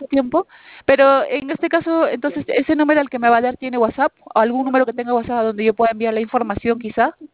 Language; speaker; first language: Spanish; native; Spanish